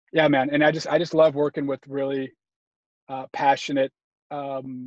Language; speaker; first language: English; native; English